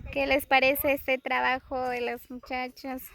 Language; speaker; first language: Spanish; native; Spanish